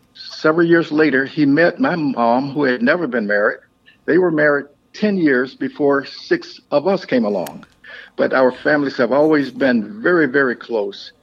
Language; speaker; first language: English; native; English